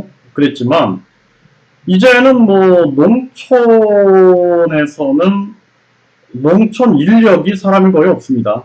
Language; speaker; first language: Korean; native; Korean